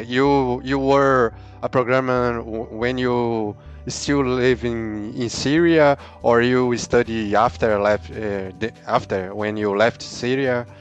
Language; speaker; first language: English; non-native, learner; Portuguese